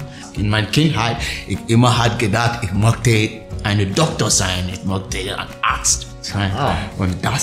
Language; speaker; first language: German; non-native, learner; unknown